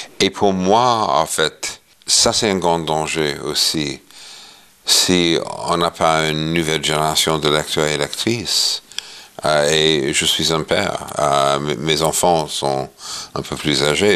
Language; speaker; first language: French; non-native, fluent; English